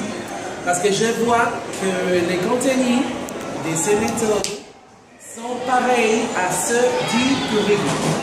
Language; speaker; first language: French; non-native, learner; Spanish